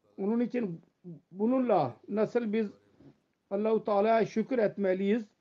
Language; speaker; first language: Turkish; non-native, fluent; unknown